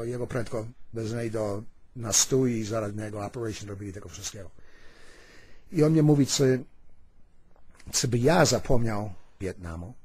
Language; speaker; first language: Polish; early bilingual, heritage; Polish